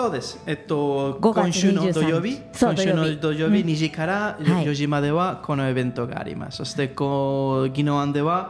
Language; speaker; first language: Japanese; non-native, learner; Spanish